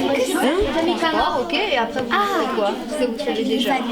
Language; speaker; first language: French; native; French